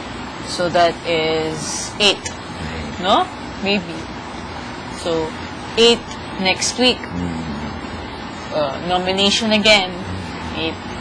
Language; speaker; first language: English; non-native, local second language; Filipino